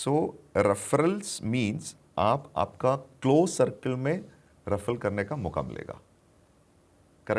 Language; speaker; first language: Hindi; non-native, local second language; Malayalam